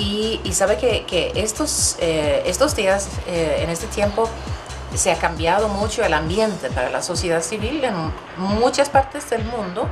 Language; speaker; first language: Spanish; non-native, fluent; Swedish